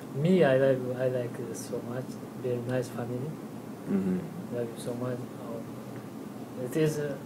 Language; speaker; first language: English; non-native, learner; Tigrinya